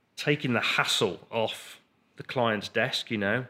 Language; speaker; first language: English; native; English